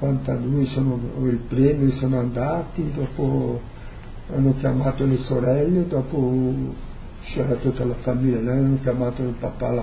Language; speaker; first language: Italian; early bilingual, heritage; Portuguese